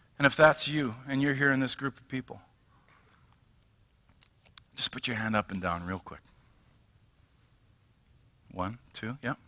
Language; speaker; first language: English; native; English